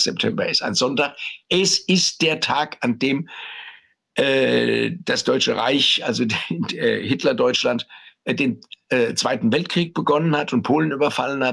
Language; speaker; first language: German; native; German